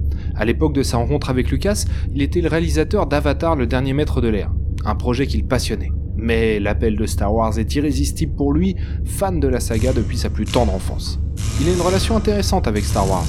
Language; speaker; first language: French; native; French